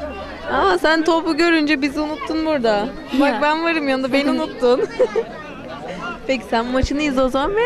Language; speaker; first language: Turkish; native; Turkish